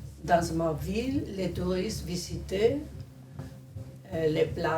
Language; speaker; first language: French; non-native, learner; Spanish